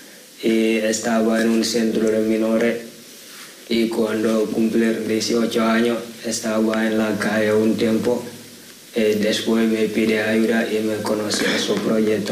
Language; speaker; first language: Spanish; non-native, learner; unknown